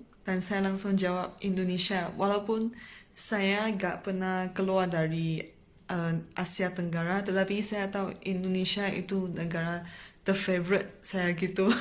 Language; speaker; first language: Indonesian; non-native, fluent; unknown